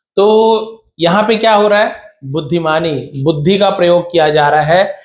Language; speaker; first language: Hindi; native; Hindi